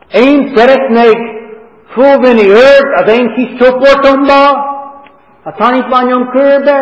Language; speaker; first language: Hungarian; non-native, fluent; English